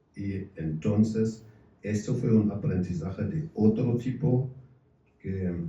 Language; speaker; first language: Spanish; non-native, fluent; German